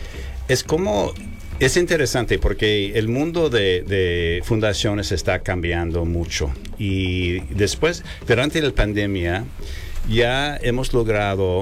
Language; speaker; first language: Spanish; non-native, learner; English